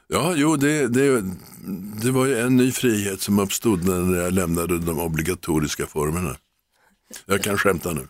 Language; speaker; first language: Swedish; native; Swedish